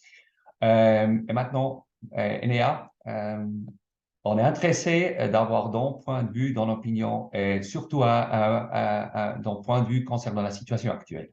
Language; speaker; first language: French; non-native, local second language; German